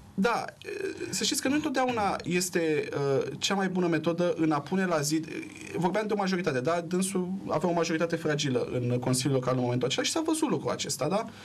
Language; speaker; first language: Romanian; native; Romanian